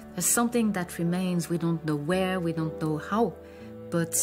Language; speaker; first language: English; non-native, fluent; French